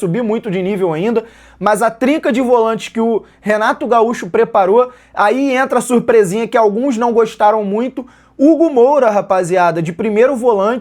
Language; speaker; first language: Portuguese; native; Portuguese